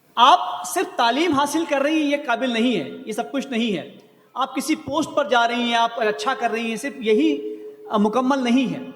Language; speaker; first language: Hindi; native; Hindi